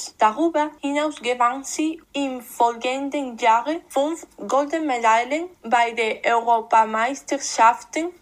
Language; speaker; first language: German; non-native, learner; Spanish